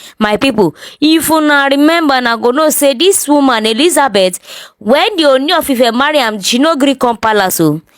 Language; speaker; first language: Nigerian Pidgin; non-native, local second language; Yoruba